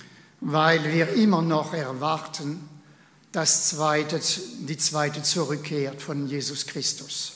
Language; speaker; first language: German; non-native, fluent; French